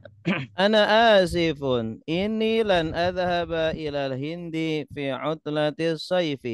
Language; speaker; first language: Arabic; non-native, fluent; Indonesian